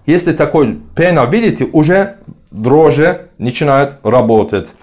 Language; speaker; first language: Russian; non-native, learner; Turkish